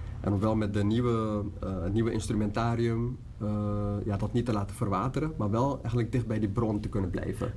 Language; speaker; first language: Dutch; native; Dutch